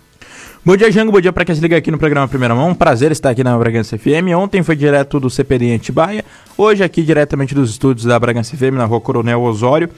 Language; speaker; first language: Portuguese; native; Portuguese